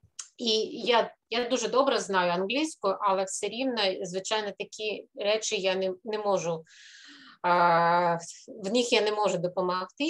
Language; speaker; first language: Ukrainian; non-native, fluent; Russian